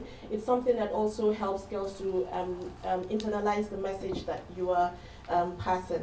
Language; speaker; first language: English; non-native, local second language; Hausa